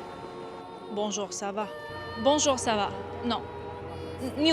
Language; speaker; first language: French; non-native, learner; Romanian